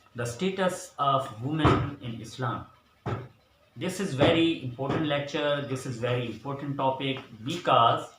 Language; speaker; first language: English; non-native, local second language; Urdu